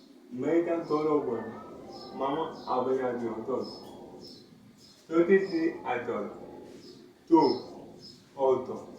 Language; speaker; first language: Spanish; non-native, learner; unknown